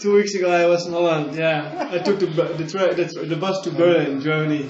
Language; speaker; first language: English; non-native, learner; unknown